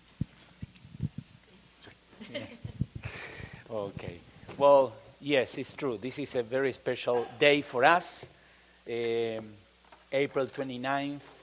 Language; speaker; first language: English; non-native, fluent; Spanish